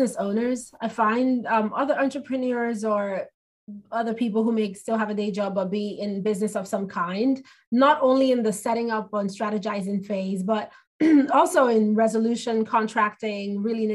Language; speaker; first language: English; non-native, local second language; Igbo